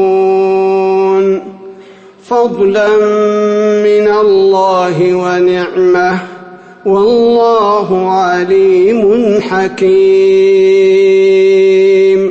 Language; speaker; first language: Arabic; native; Arabic